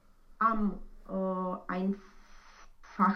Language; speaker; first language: German; non-native, learner; Romanian